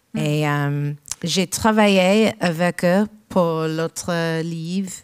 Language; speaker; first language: French; non-native, learner; English